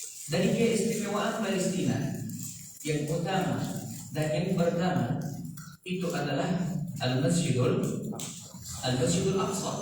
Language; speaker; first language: Indonesian; non-native, fluent; Arabic